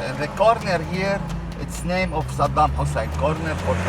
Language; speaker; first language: English; non-native, learner; Arabic